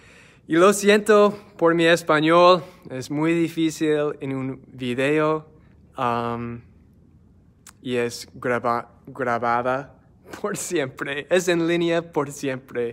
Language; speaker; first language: Spanish; non-native, learner; English